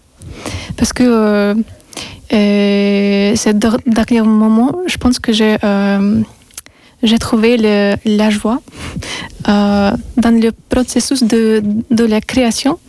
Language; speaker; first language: French; non-native, learner; Russian